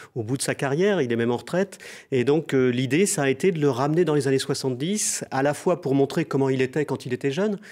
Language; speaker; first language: French; native; French